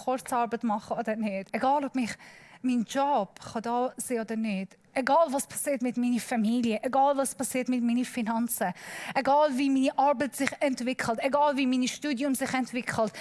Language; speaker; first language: German; non-native, learner; Persian